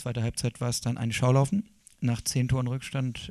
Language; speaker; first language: German; native; German